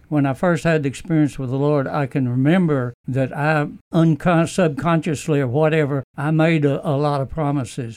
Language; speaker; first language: English; native; English